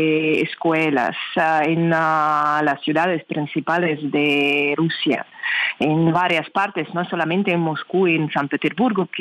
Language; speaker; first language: Spanish; non-native, learner; Russian